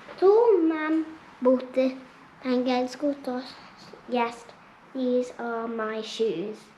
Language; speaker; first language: Polish; early bilingual, heritage; Polish